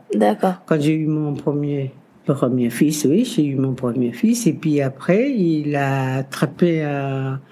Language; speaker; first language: French; non-native, local second language; Kabuverdianu